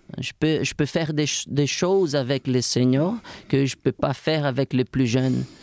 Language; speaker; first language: French; non-native, fluent; Portuguese